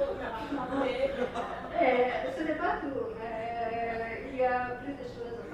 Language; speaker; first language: French; non-native, learner; Portuguese